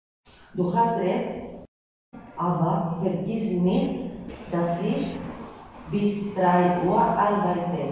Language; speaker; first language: German; non-native, learner; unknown